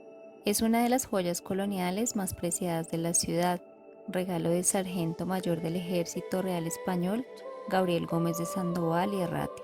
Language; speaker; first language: Spanish; native; Spanish